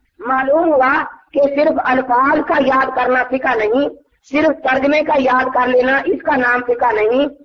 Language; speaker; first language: Urdu; non-native, local second language; Punjabi